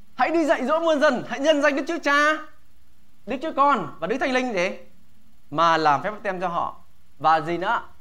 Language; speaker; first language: Vietnamese; native; Vietnamese